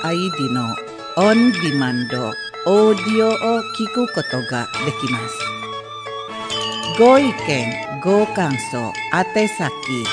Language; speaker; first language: Japanese; non-native, fluent; Indonesian